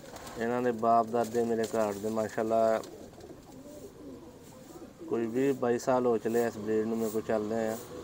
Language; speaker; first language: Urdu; non-native, local second language; Punjabi